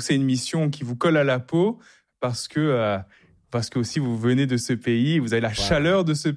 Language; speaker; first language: French; native; French